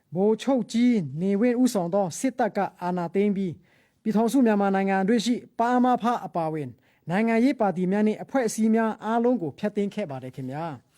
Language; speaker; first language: Burmese; non-native, local second language; Pa'o Karen